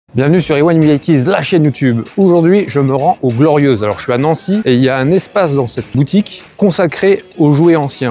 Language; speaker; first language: French; native; French